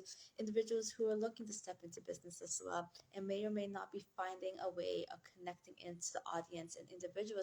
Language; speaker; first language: English; native; English